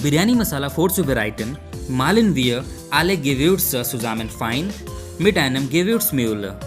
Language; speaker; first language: German; non-native, fluent; Hindi